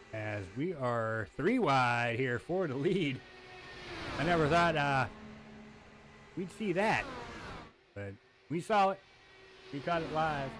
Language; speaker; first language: English; native; English